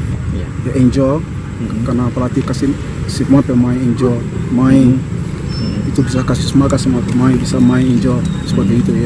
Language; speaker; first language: Indonesian; non-native, learner; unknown